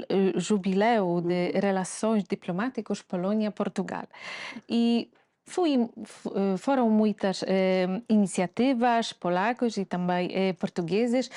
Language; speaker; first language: Portuguese; non-native, fluent; Polish